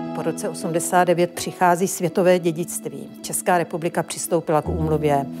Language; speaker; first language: Czech; native; Czech